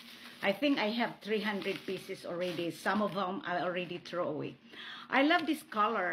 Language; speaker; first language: English; non-native, local second language; Filipino